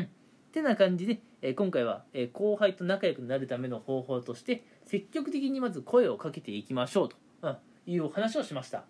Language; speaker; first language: Japanese; native; Japanese